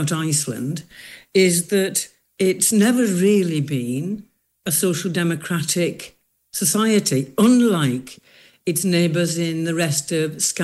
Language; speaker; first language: English; native; English